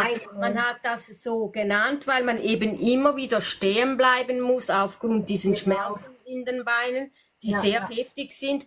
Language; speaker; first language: German; native; German